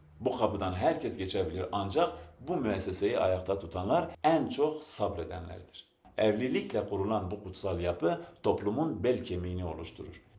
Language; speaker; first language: Turkish; non-native, local second language; Zaza